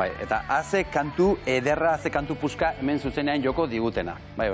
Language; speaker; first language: Basque; native; Basque